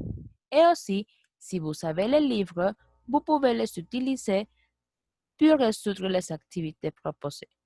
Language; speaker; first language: French; non-native, fluent; Spanish